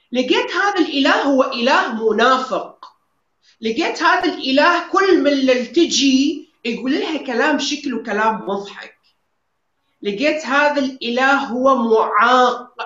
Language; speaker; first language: Arabic; native; Arabic